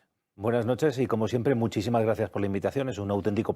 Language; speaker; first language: Spanish; native; Spanish